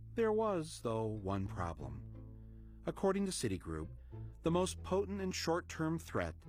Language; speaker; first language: English; native; English